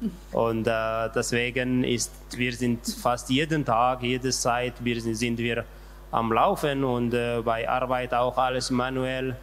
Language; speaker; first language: German; non-native, learner; Tigrinya